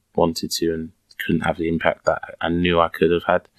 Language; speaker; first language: English; native; English